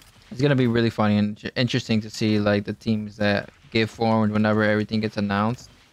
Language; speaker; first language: English; early bilingual, other home language; Spanish